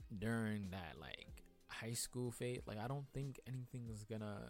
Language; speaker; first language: English; native; English